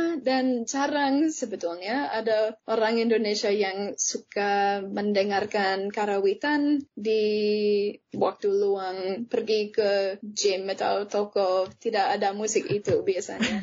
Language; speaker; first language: Indonesian; non-native, fluent; English